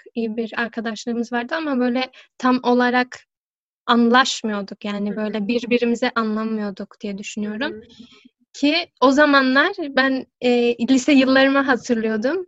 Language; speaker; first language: Turkish; early bilingual, heritage; Turkish